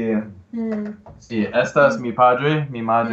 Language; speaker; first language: Spanish; non-native, learner; English